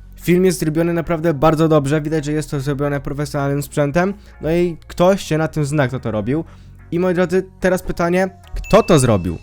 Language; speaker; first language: Polish; native; Polish